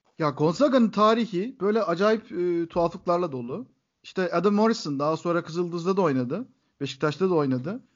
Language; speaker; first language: Turkish; native; Turkish